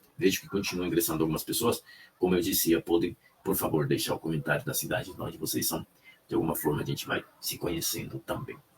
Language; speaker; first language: Portuguese; non-native, fluent; Spanish